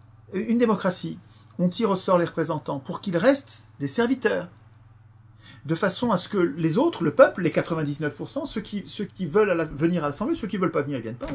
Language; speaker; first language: French; native; French